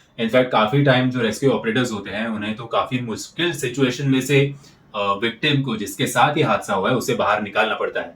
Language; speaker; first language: Hindi; non-native, local second language; Marathi